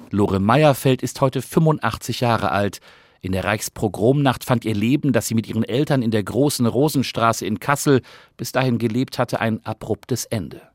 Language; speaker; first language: German; native; German